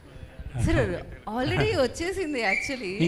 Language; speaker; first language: Telugu; native; Telugu